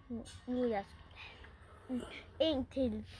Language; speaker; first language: Danish; early bilingual, other home language; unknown